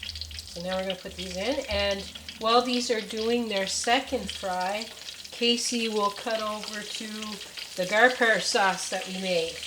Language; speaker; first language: English; native; English